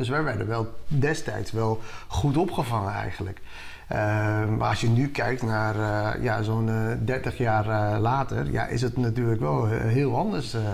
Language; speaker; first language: Dutch; early bilingual, other home language; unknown